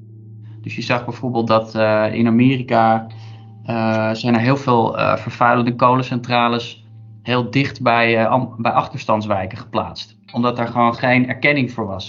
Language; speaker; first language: Dutch; native; Dutch